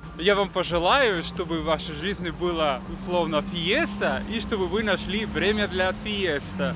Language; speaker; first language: Russian; non-native, fluent; Spanish